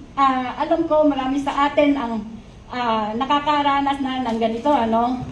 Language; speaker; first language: Filipino; native; Filipino